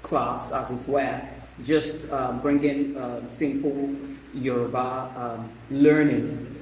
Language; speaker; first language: English; non-native, local second language; Yoruba